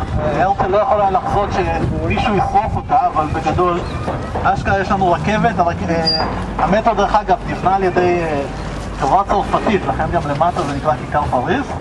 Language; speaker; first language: Hebrew; early bilingual, other home language; Russian